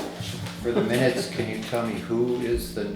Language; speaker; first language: English; native; English